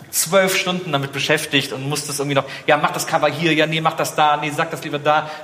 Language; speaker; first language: German; native; German